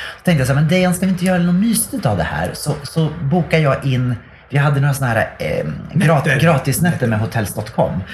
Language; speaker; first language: Swedish; native; Swedish